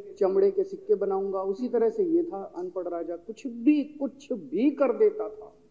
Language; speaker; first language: Hindi; native; Hindi